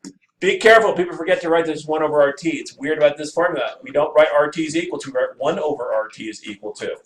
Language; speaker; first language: English; native; English